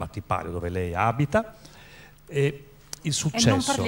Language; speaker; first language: Italian; native; Italian